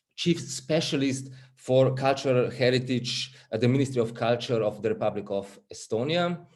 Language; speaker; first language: English; non-native, fluent; Slovenian